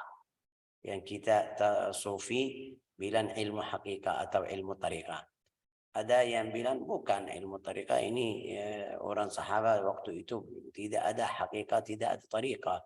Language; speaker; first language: Indonesian; non-native, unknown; Arabic